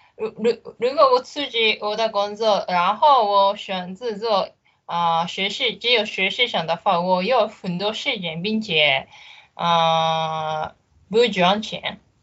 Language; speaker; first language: Chinese; non-native, learner; Japanese